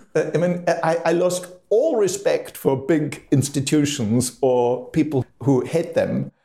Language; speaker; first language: English; non-native, fluent; German